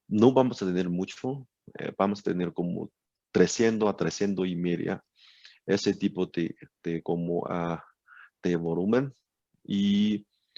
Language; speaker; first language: Spanish; non-native, learner; Chinese